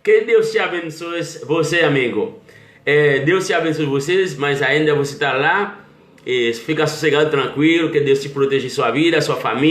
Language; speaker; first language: Portuguese; non-native, learner; Haitian Creole